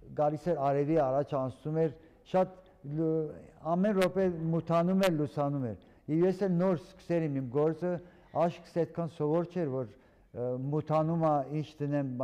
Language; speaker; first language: Armenian; early bilingual, heritage; Armenian